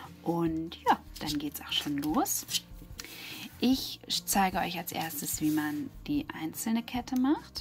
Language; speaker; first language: German; native; German